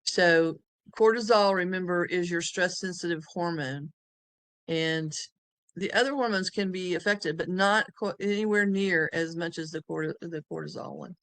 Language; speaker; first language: English; native; English